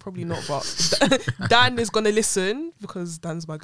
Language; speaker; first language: English; non-native, local second language; French